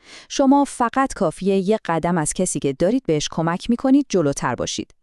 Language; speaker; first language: Persian; native; Persian